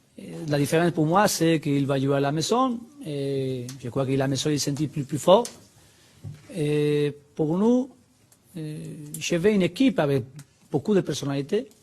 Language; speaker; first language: French; non-native, learner; Spanish